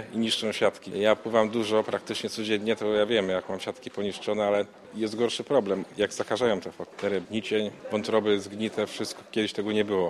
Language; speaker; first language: Polish; native; Polish